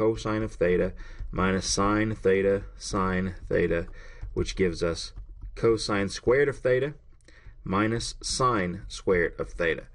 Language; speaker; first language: English; native; English